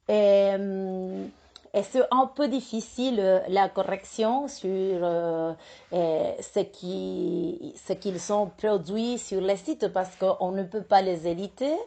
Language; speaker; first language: French; non-native, fluent; Spanish